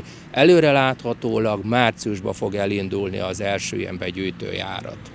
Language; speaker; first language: Hungarian; native; Hungarian